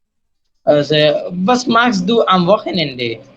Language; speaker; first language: German; non-native, fluent; Bangla